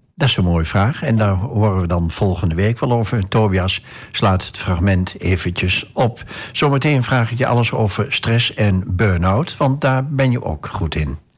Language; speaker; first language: Dutch; native; Dutch